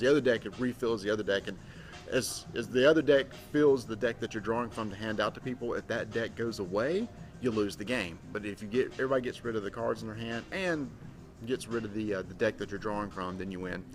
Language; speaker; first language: English; native; English